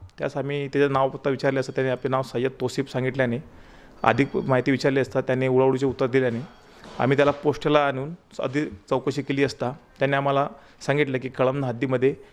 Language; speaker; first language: Marathi; native; Marathi